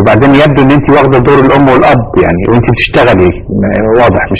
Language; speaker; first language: Arabic; native; Arabic